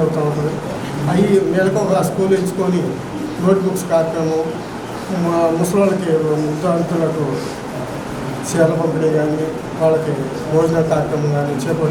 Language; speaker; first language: Telugu; native; Telugu